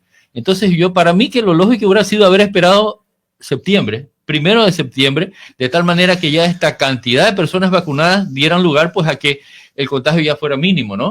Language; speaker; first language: Spanish; native; Spanish